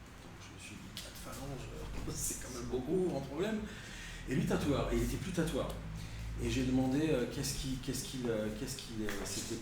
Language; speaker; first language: French; native; French